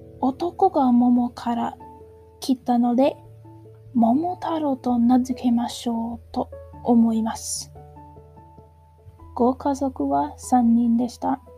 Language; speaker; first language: Japanese; non-native, learner; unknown